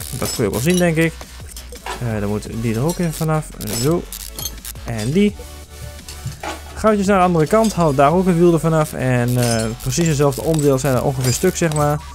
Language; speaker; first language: Dutch; native; Dutch